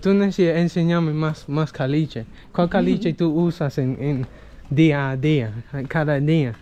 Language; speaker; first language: Spanish; non-native, fluent; English